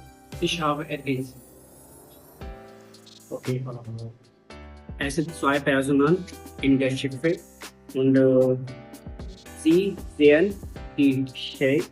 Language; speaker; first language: German; non-native, learner; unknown